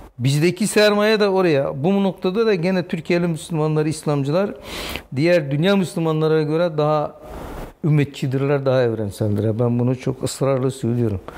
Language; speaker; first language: Turkish; non-native, local second language; Zaza